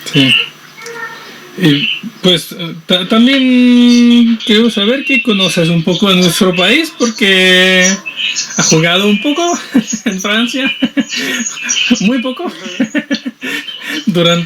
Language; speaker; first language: Spanish; non-native, fluent; French